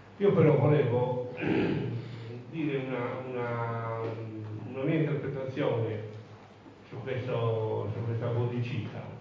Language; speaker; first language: Italian; native; Italian